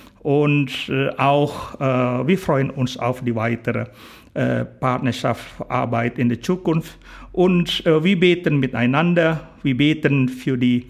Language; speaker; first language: German; non-native, fluent; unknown